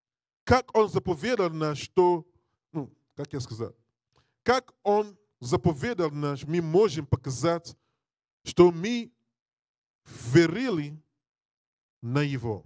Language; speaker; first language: Russian; non-native, learner; English